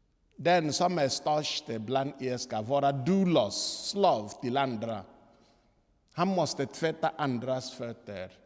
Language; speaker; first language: Swedish; non-native, fluent; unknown